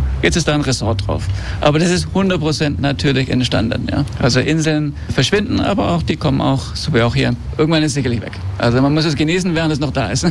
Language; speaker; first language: German; non-native, fluent; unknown